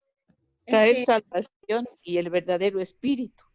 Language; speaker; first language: Spanish; native; Spanish